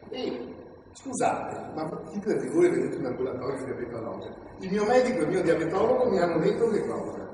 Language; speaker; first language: Italian; native; Italian